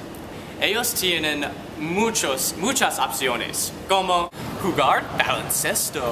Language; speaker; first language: Spanish; non-native, learner; English